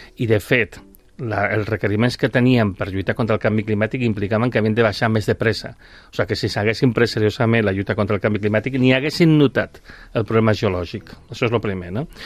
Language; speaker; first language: Catalan; non-native, local second language; Spanish